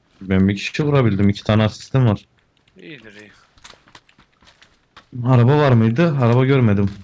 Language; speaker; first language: Turkish; native; Turkish